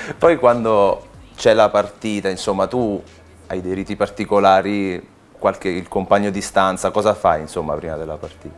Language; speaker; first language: Italian; native; Italian